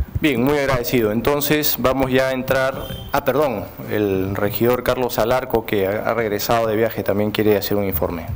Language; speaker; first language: Spanish; native; Spanish